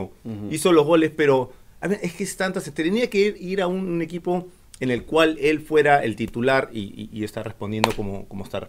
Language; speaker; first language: Spanish; native; Spanish